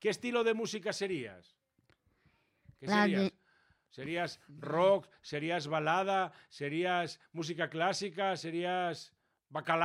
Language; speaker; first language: Spanish; native; Spanish